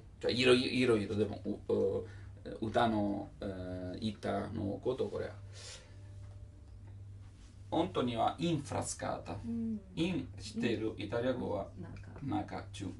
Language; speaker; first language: Japanese; non-native, learner; Italian